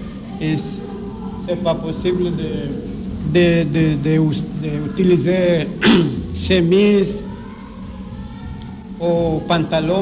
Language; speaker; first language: French; non-native, learner; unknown